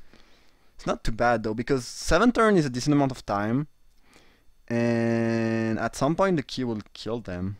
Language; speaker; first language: English; non-native, fluent; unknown